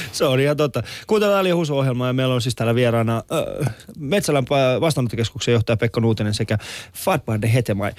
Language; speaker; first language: Finnish; early bilingual, other home language; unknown